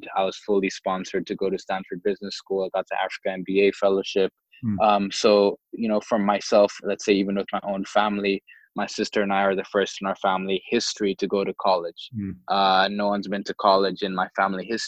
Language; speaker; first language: English; non-native, local second language; Swahili